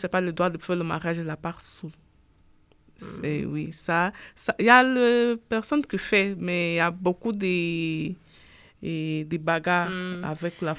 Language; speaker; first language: French; non-native, learner; Portuguese